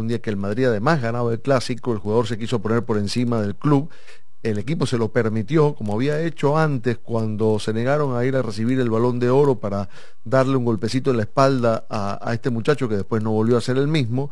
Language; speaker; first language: Spanish; native; Spanish